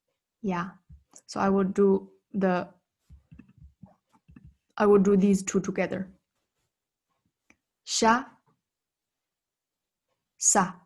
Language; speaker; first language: English; non-native, fluent; Tibetan